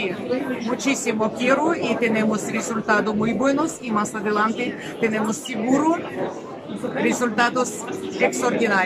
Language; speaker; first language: Spanish; non-native, learner; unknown